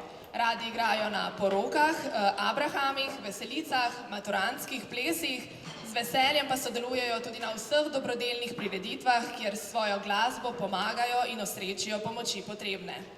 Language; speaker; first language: Slovenian; native; Slovenian